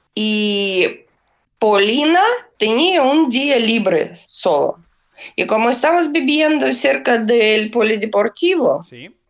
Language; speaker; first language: Spanish; non-native, learner; Russian